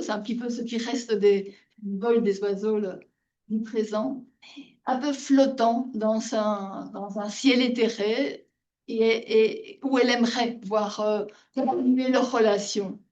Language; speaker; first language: French; non-native, fluent; Spanish